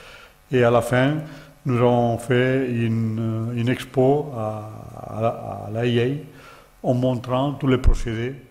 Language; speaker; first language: French; non-native, learner; Catalan